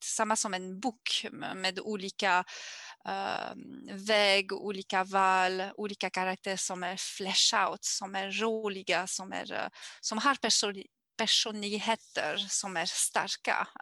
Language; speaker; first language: Swedish; non-native, learner; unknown